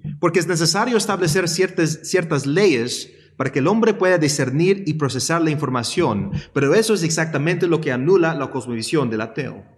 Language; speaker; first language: Spanish; early bilingual, heritage; Spanish